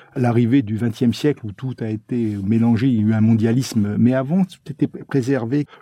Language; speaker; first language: French; native; French